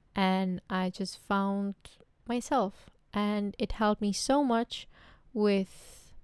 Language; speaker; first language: English; non-native, fluent; Czech